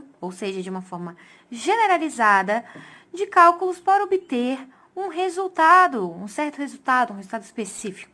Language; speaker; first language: Portuguese; native; Portuguese